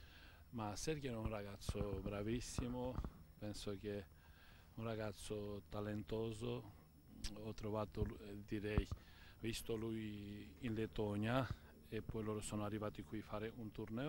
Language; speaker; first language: Italian; non-native, fluent; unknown